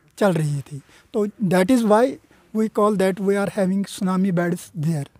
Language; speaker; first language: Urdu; non-native, local second language; Kashmiri